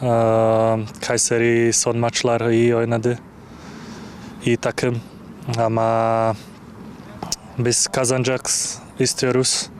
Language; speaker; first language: Turkish; non-native, learner; Slovak